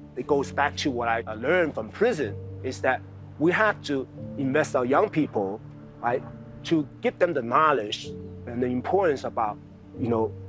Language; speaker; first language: English; early bilingual, other home language; Chinese